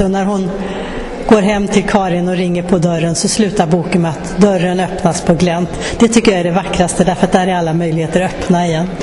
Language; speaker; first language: Swedish; native; Swedish